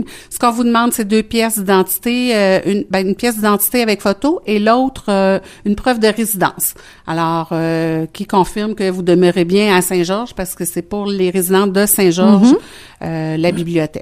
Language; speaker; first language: French; native; French